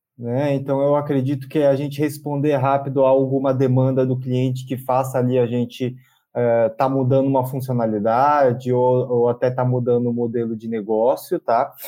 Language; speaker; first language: Portuguese; native; Portuguese